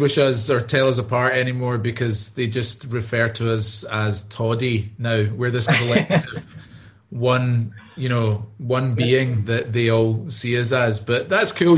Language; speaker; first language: English; native; English